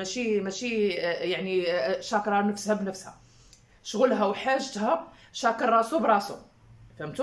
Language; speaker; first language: Arabic; native; Arabic